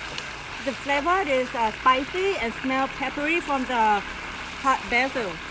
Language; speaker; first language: English; non-native, learner; Thai